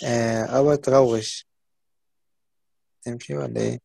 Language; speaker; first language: German; non-native, learner; Arabic